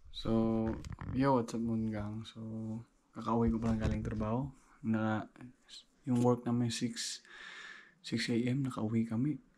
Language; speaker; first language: Filipino; native; Filipino